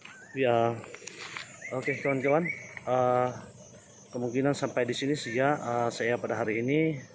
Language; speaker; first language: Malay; non-native, local second language; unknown